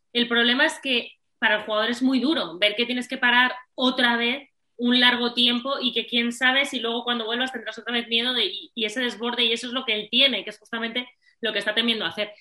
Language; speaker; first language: Spanish; native; Spanish